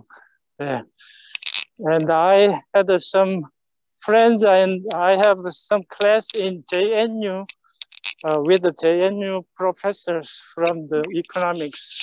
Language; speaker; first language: English; non-native, fluent; Korean